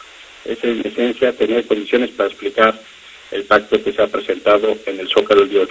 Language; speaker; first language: Spanish; native; Spanish